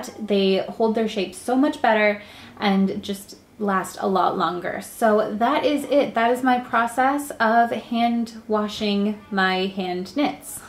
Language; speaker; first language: English; native; English